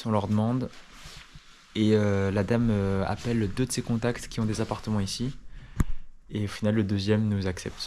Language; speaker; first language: French; native; French